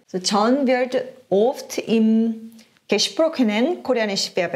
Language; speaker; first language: German; non-native, fluent; Korean